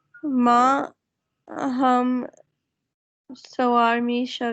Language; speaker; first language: Persian; non-native, learner; Urdu